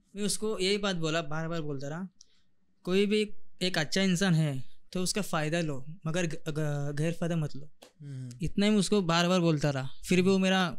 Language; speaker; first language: Hindi; non-native, local second language; Telugu